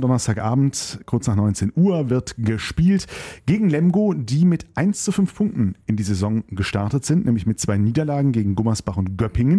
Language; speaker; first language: German; native; German